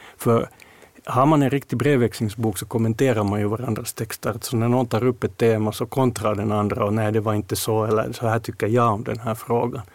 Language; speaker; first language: Swedish; native; Swedish